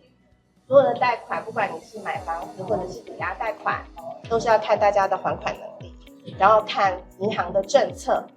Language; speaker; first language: Chinese; native; Chinese